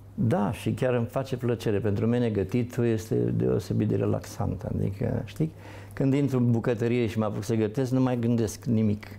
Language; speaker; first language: Romanian; native; Romanian